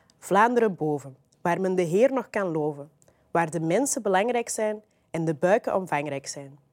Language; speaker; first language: Dutch; native; Dutch